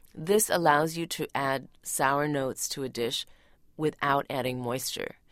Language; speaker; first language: English; early bilingual, other home language; Tamil